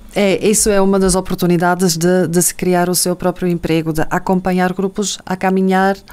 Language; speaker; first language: Portuguese; non-native, fluent; Dutch